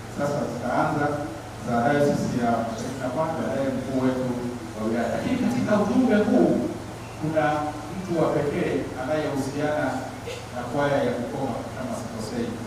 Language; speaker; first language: Swahili; native; Swahili